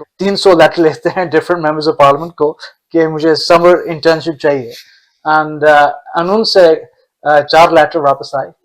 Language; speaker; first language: Urdu; early bilingual, heritage; Urdu